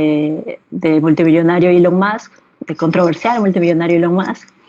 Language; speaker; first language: Spanish; native; Spanish